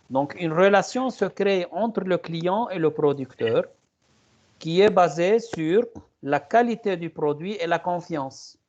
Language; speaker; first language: French; non-native, local second language; Arabic